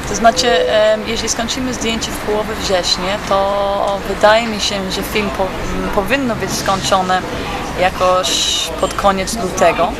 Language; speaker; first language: Polish; non-native, fluent; English